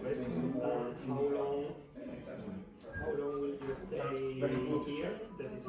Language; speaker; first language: English; non-native, learner; Spanish